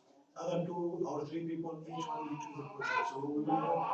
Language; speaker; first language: English; non-native, learner; Arabic